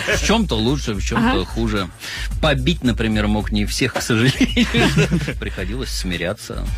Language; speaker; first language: Russian; native; Russian